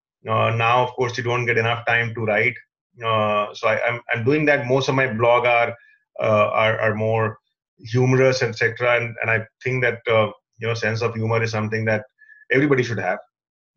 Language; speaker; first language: English; non-native, local second language; Hindi